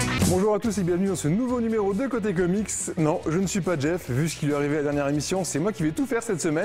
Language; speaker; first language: French; native; French